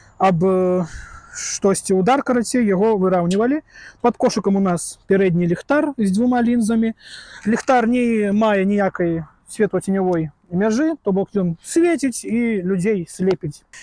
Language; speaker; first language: Belarusian; non-native, local second language; Russian